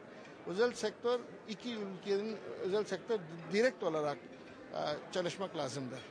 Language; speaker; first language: Turkish; non-native, fluent; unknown